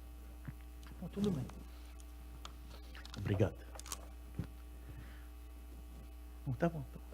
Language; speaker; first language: Portuguese; non-native, fluent; Arabic